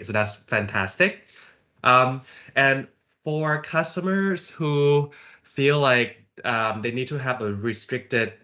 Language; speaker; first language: English; non-native, fluent; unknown